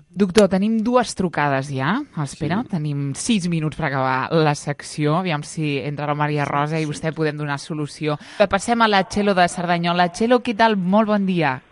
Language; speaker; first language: Catalan; native; Catalan